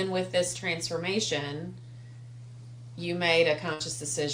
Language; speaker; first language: English; native; English